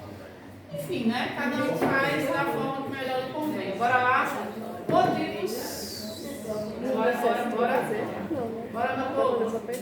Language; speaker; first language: Portuguese; native; Portuguese